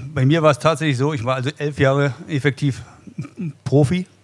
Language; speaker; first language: German; native; German